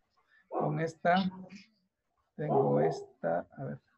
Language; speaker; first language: Spanish; native; Spanish